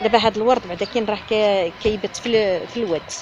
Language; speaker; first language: Arabic; native; Arabic